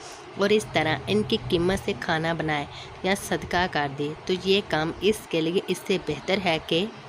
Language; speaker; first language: Urdu; native; Urdu